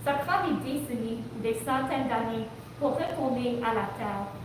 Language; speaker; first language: French; non-native, local second language; English